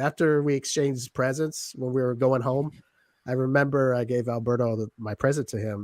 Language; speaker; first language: English; native; English